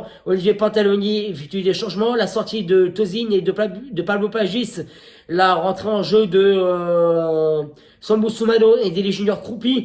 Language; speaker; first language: French; native; French